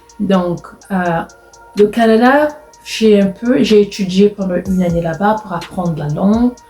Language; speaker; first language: French; non-native, local second language; Lingala